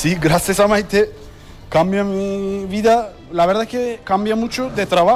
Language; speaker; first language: Spanish; non-native, learner; Turkish